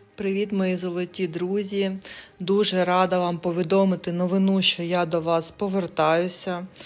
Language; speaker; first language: Ukrainian; non-native, local second language; Russian